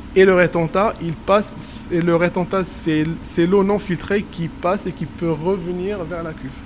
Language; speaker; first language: French; non-native, local second language; Arabic